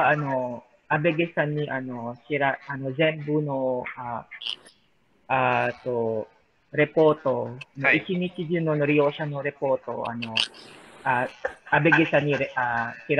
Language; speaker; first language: Japanese; non-native, learner; Filipino